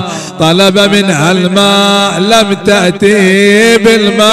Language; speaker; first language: Arabic; native; Arabic